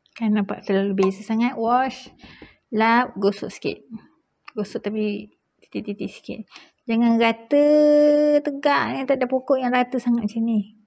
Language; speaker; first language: Malay; native; Malay